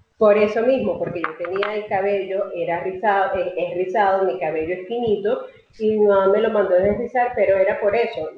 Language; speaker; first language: Spanish; native; Spanish